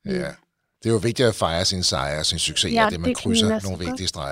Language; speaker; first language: Danish; native; Danish